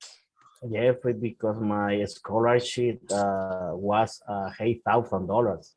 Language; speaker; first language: English; non-native, learner; Spanish